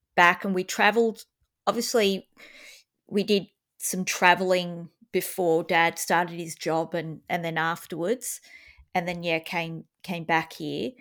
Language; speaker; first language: English; native; English